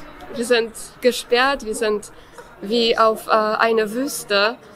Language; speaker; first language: German; non-native, fluent; Polish